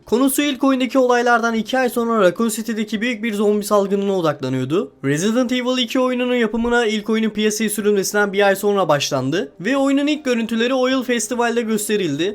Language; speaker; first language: Turkish; native; Turkish